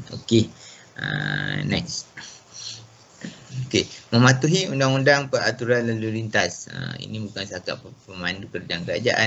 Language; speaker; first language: Malay; native; Malay